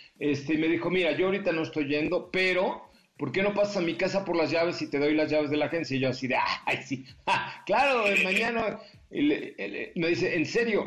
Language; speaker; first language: Spanish; native; Spanish